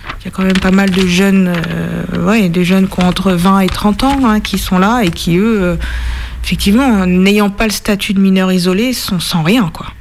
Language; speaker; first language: French; native; French